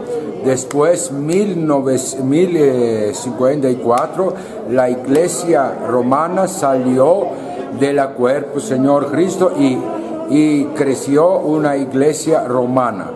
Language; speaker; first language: Spanish; non-native, learner; Greek